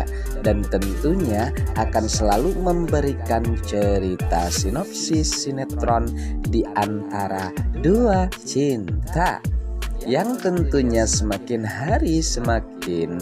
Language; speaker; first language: Indonesian; native; Indonesian